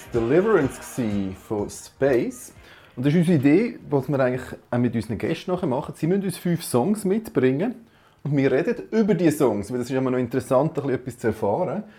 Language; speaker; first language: German; native; German